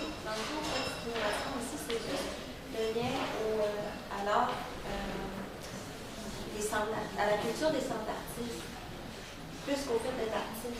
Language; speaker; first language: French; native; French